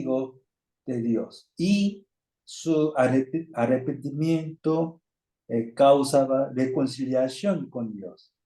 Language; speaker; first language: Spanish; non-native, fluent; Korean